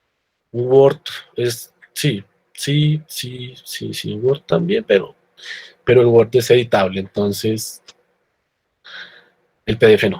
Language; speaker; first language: Spanish; native; Spanish